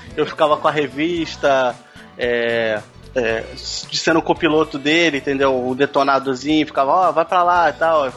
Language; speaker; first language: Portuguese; native; Portuguese